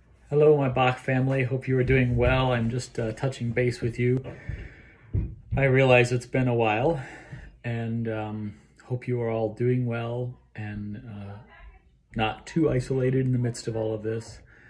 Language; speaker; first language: English; native; English